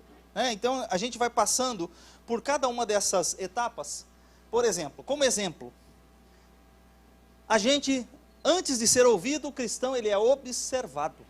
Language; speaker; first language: Portuguese; native; Portuguese